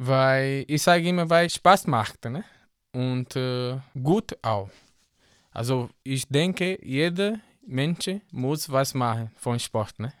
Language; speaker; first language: German; non-native, learner; Portuguese